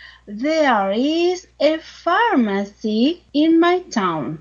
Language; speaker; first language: English; non-native, learner; Spanish